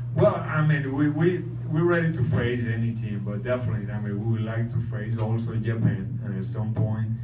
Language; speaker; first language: English; non-native, local second language; Spanish